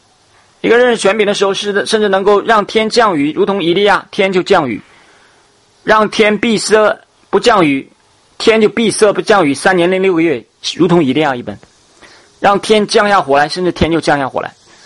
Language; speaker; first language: Chinese; native; Chinese